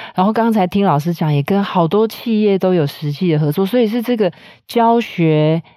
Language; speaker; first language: Chinese; native; Chinese